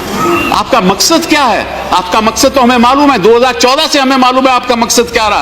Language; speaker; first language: Hindi; native; Hindi